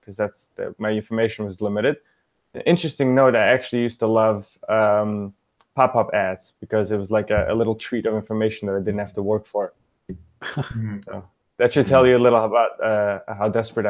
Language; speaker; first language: English; early bilingual, other home language; Yiddish